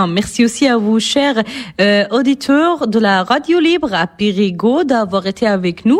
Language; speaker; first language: French; non-native, fluent; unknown